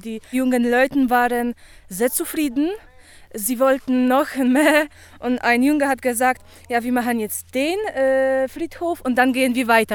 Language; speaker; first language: German; non-native, local second language; Polish